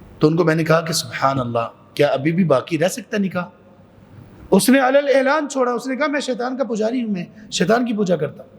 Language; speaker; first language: Urdu; non-native, local second language; Punjabi